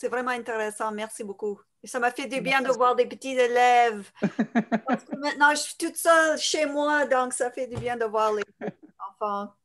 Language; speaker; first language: French; non-native, fluent; English